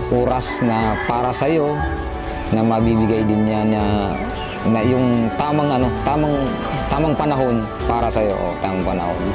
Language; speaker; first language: Filipino; non-native, local second language; Bikol